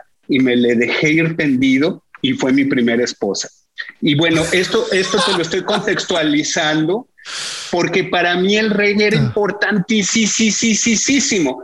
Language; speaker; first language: Spanish; native; Spanish